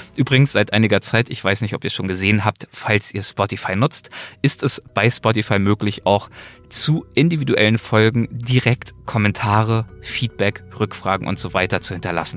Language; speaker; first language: German; native; German